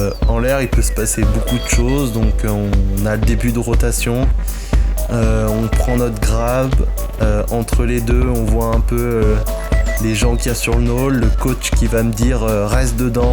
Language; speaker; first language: French; native; French